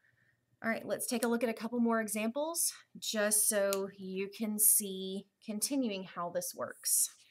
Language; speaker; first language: English; native; English